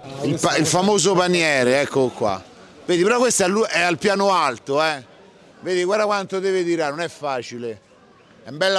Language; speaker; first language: Italian; native; Italian